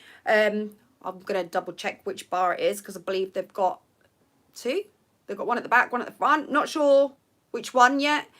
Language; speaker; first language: English; native; English